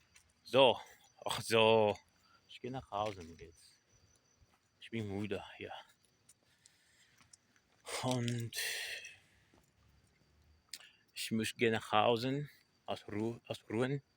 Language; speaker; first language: German; non-native, learner; Portuguese